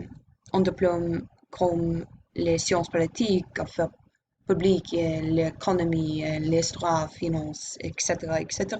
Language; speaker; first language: French; non-native, learner; English